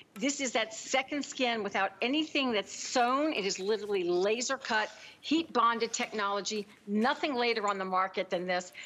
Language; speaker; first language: English; native; English